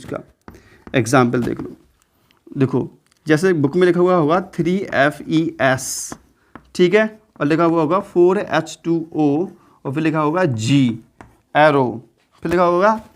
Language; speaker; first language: Hindi; native; Hindi